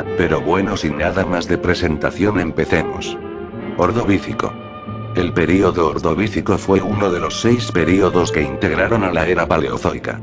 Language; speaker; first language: Spanish; native; Spanish